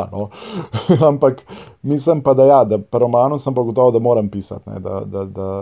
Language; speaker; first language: Slovenian; non-native, local second language; Serbian